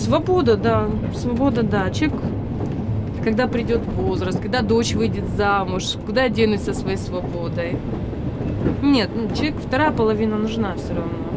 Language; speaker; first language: Russian; native; Russian